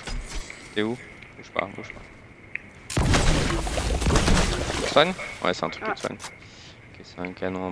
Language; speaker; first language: French; native; French